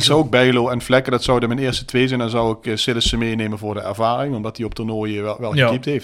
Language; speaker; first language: Dutch; native; Dutch